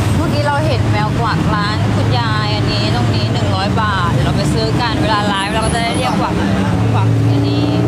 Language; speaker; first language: Thai; early bilingual, heritage; Thai